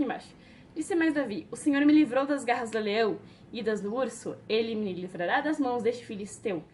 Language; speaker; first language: Portuguese; native; Portuguese